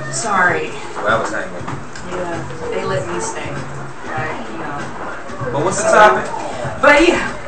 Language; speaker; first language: English; native; English